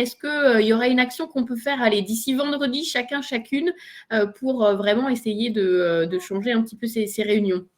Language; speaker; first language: French; native; French